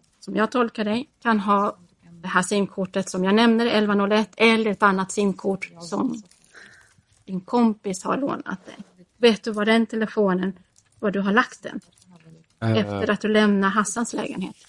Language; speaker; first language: Swedish; native; Swedish